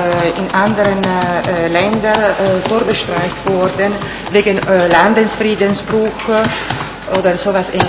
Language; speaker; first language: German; non-native, fluent; Italian